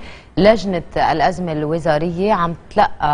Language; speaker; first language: Arabic; native; Arabic